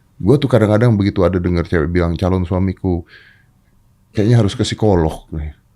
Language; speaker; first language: Indonesian; native; Indonesian